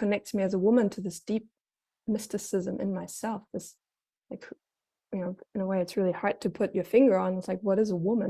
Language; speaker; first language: English; non-native, fluent; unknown